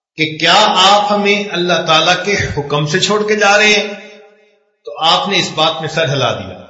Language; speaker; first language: Urdu; non-native, local second language; Punjabi